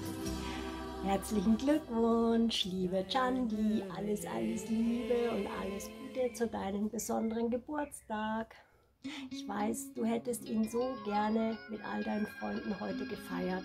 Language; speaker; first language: German; native; German